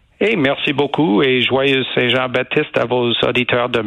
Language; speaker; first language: French; non-native, learner; English